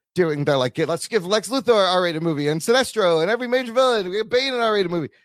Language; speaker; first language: English; native; English